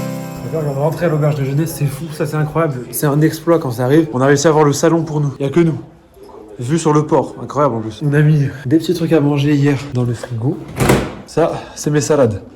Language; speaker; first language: French; native; French